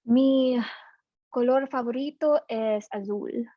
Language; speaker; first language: Spanish; non-native, learner; Filipino